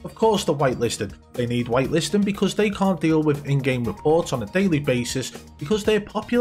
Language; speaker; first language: English; native; English